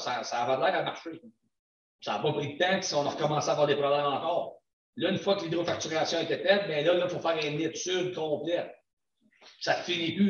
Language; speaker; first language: French; native; French